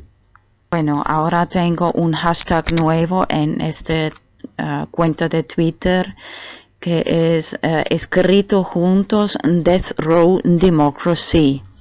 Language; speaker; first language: Spanish; non-native, fluent; German